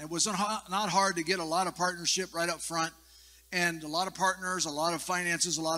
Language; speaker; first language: English; native; English